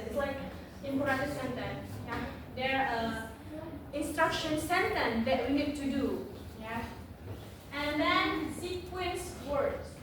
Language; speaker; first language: English; non-native, learner; Indonesian